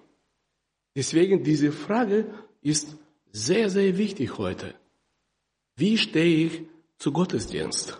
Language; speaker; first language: German; non-native, fluent; Russian